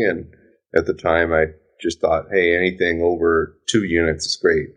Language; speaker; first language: English; native; English